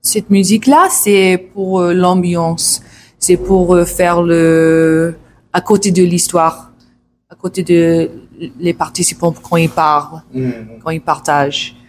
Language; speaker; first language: French; non-native, learner; English